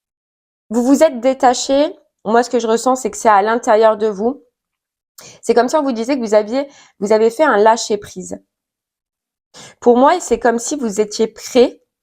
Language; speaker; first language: French; native; French